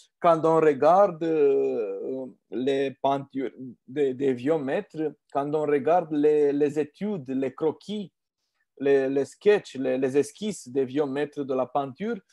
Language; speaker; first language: French; non-native, fluent; Romanian